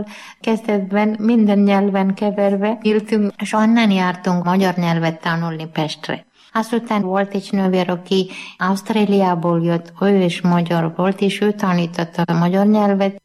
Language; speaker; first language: Hungarian; non-native, learner; Malayalam